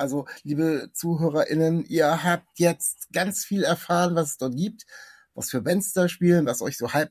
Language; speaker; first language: German; native; German